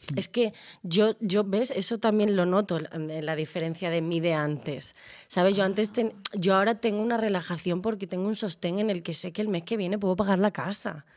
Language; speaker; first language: Spanish; native; Spanish